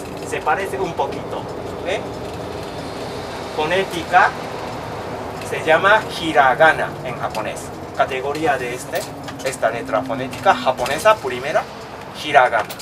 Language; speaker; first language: Spanish; non-native, learner; Japanese